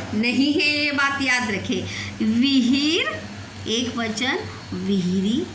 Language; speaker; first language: Hindi; non-native, local second language; Marathi